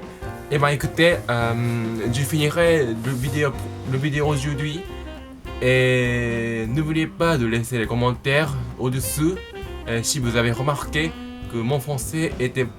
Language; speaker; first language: French; non-native, learner; Japanese